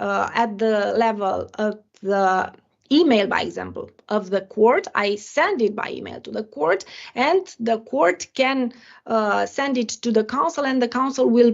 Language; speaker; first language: English; non-native, learner; Romanian